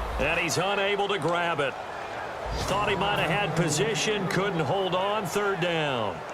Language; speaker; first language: English; native; English